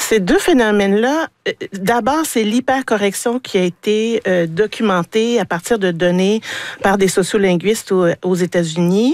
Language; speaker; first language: French; native; French